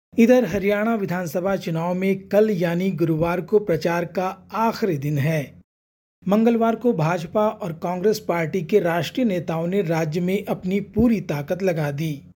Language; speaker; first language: Hindi; native; Hindi